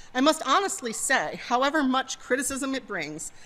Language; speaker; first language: English; native; English